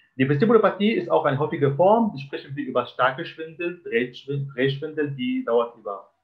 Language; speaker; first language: German; non-native, fluent; Arabic